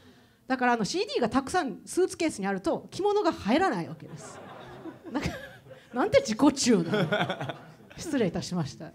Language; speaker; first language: Japanese; native; Japanese